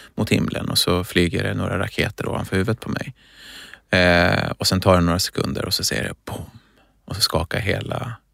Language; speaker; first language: Swedish; early bilingual, other home language; Persian